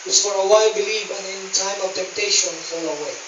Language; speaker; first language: English; non-native, local second language; Filipino